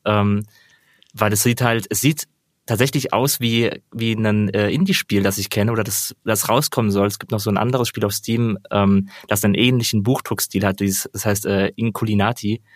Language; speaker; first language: German; native; German